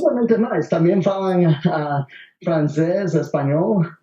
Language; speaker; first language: Portuguese; non-native, learner; Spanish